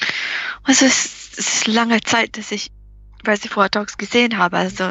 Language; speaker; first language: German; non-native, fluent; English